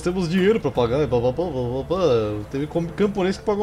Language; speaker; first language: Portuguese; native; Portuguese